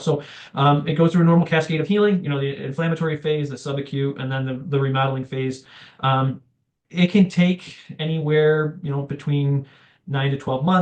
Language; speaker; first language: English; native; English